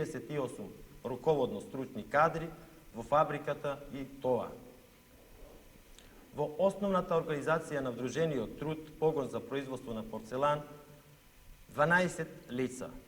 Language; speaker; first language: Macedonian; native; Macedonian